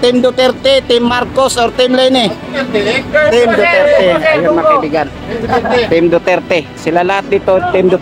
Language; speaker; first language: Filipino; non-native, local second language; Cebuano